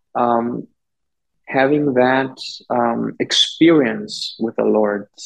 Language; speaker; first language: English; non-native, local second language; German